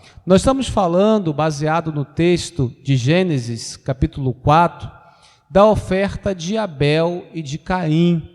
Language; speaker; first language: Portuguese; native; Portuguese